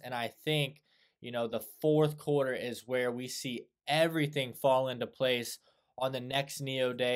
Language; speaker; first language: English; native; English